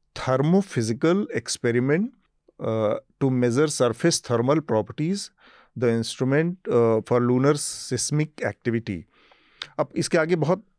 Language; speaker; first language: Hindi; native; Hindi